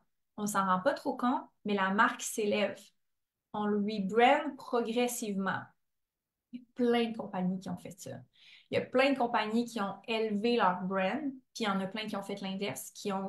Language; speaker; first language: French; native; French